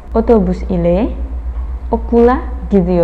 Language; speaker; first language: Turkish; non-native, fluent; Indonesian